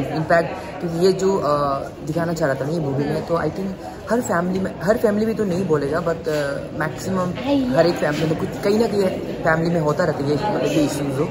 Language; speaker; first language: Hindi; non-native, local second language; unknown